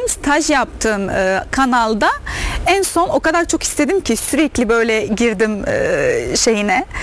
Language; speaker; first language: Turkish; non-native, fluent; Arabic